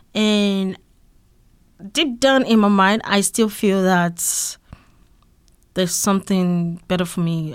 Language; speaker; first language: English; non-native, local second language; Yoruba